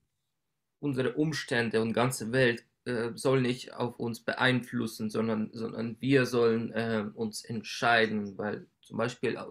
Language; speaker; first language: German; non-native, learner; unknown